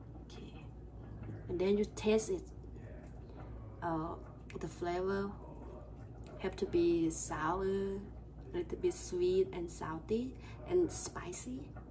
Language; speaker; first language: English; non-native, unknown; Thai